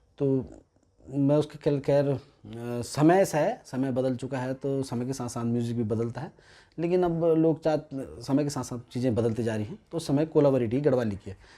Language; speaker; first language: Hindi; non-native, local second language; Garhwali